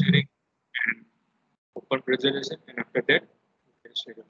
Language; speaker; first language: English; non-native, local second language; Gujarati